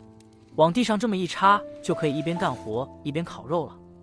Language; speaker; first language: Chinese; native; Chinese